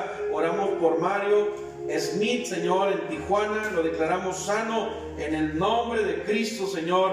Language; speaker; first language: Spanish; native; Spanish